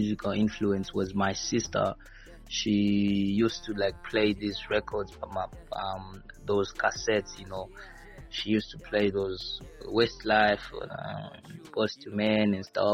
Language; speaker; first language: English; non-native, local second language; Shona